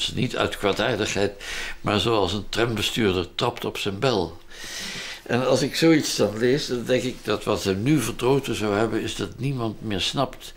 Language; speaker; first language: Dutch; native; Dutch